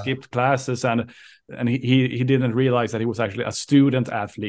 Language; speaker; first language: English; non-native, fluent; Swedish